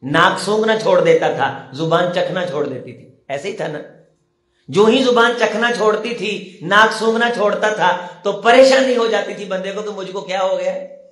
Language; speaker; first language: Urdu; non-native, local second language; Punjabi